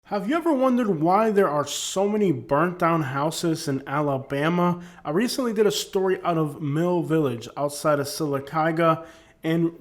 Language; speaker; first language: English; native; English